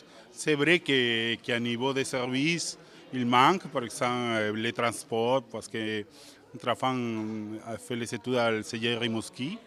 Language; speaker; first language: French; non-native, fluent; Spanish